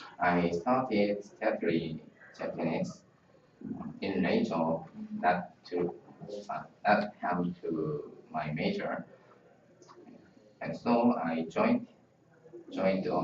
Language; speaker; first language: English; non-native, learner; Korean